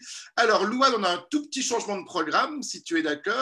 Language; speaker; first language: French; native; French